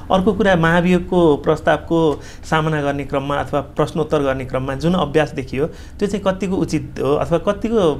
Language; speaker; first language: Nepali; native; Nepali